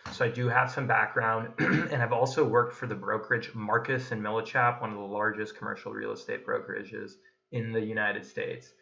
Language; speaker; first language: English; native; English